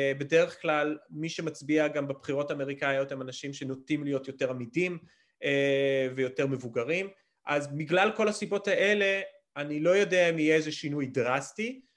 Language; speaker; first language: Hebrew; early bilingual, other home language; English